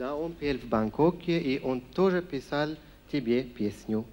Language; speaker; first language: Russian; non-native, fluent; Swedish